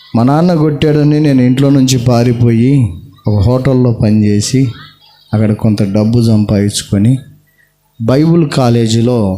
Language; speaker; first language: Telugu; non-native, local second language; Lambadi